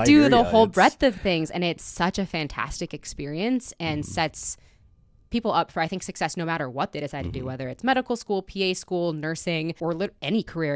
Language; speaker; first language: English; native; English